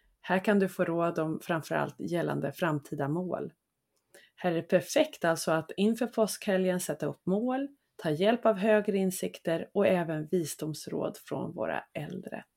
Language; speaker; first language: Swedish; native; Swedish